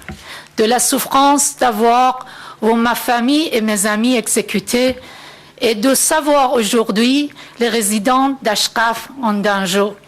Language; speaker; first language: French; non-native, fluent; Persian